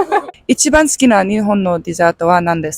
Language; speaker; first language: Japanese; non-native, learner; English